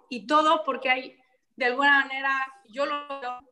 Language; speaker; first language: Spanish; native; Spanish